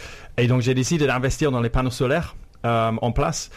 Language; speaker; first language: French; non-native, fluent; English